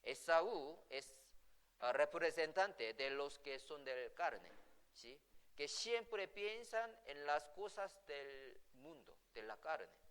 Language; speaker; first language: Spanish; non-native, fluent; Korean